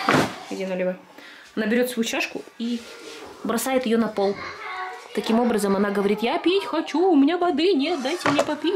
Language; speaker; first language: Russian; native; Russian